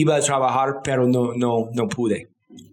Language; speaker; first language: Spanish; non-native, fluent; English